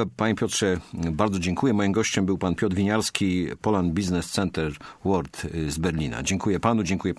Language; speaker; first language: Polish; native; Polish